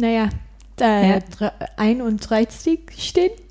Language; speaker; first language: German; non-native, learner; English